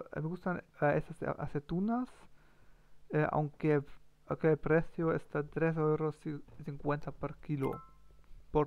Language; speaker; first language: Spanish; non-native, learner; German